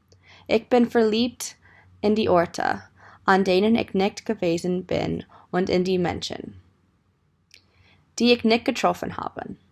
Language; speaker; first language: German; non-native, learner; English